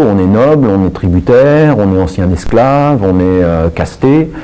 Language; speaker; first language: French; native; French